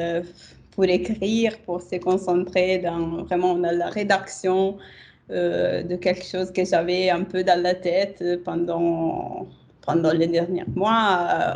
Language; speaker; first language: French; non-native, fluent; Italian